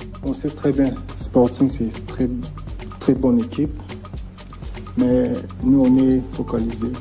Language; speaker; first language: French; non-native, local second language; Lingala